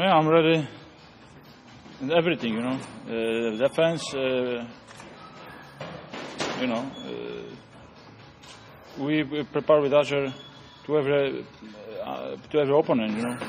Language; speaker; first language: English; non-native, learner; Polish